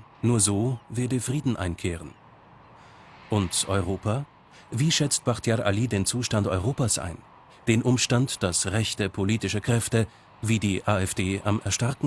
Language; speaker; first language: German; native; German